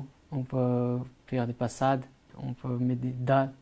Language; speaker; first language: French; non-native, learner; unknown